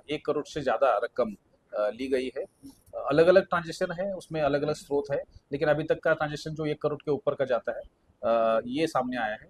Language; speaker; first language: Hindi; non-native, local second language; Marathi